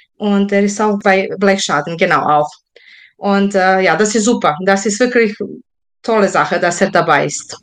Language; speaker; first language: German; non-native, fluent; Serbian